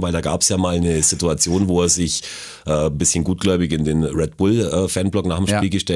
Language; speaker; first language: German; native; German